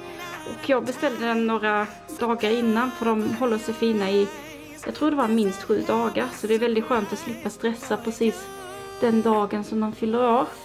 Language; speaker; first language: Swedish; native; Swedish